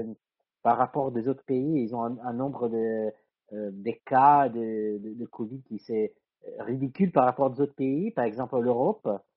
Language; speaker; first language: French; non-native, fluent; Italian